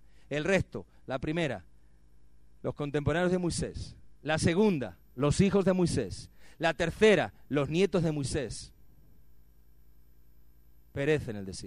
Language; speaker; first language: Spanish; native; Spanish